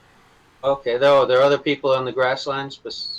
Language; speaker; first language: English; native; English